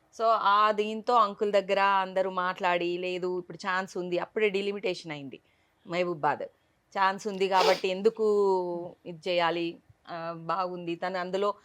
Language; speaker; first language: Telugu; native; Telugu